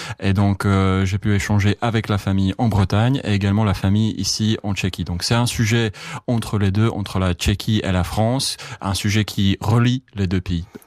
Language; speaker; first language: French; non-native, fluent; Czech